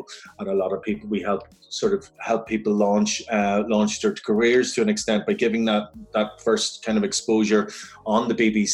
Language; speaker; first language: English; native; English